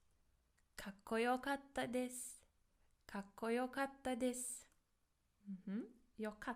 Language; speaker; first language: Japanese; non-native, fluent; English